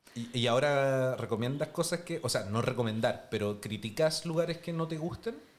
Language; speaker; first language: Spanish; native; Spanish